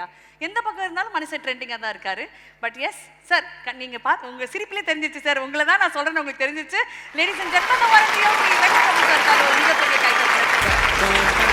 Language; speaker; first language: Tamil; native; Tamil